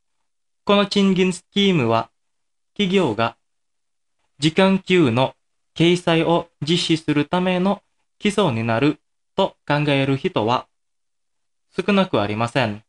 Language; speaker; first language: Japanese; non-native, fluent; Indonesian